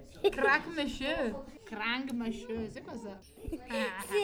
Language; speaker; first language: French; non-native, learner; Italian